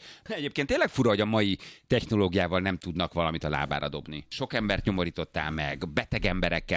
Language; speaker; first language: Hungarian; native; Hungarian